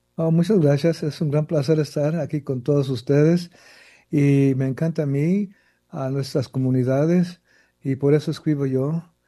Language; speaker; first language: Spanish; early bilingual, heritage; Spanish